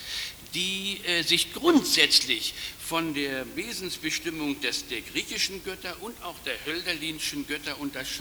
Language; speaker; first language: German; native; German